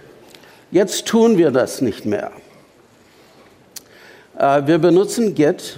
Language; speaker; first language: German; non-native, fluent; English